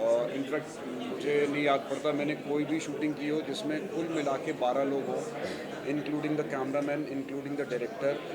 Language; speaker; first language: Hindi; native; Hindi